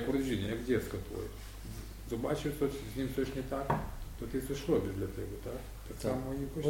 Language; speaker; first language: Polish; non-native, learner; Ukrainian